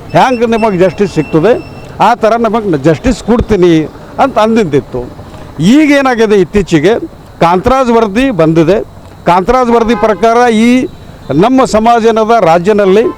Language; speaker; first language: Kannada; non-native, local second language; Marathi